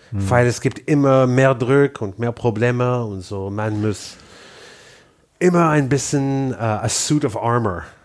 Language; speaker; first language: German; non-native, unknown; English